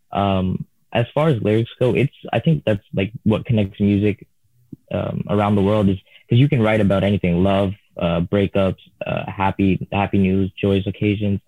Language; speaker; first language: English; non-native, fluent; Tamil